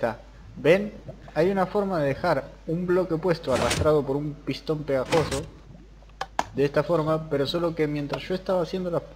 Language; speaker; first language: Spanish; native; Spanish